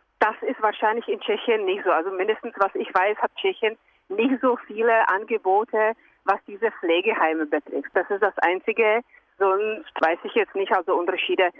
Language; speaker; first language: German; non-native, fluent; Czech